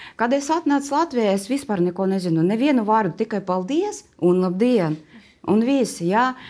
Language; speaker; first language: Latvian; non-native, fluent; Ukrainian